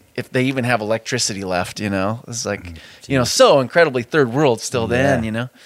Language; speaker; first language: English; native; English